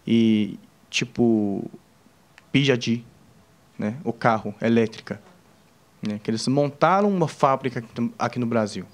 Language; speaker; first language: Portuguese; non-native, fluent; Chinese